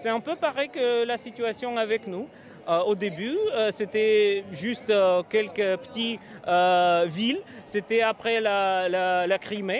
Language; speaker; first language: French; non-native, learner; Ukrainian